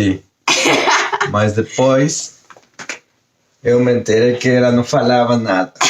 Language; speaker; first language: Portuguese; non-native, learner; Spanish